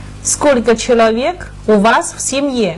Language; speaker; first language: Russian; non-native, fluent; Chinese